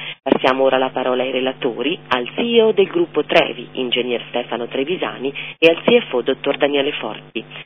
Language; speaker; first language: Italian; native; Italian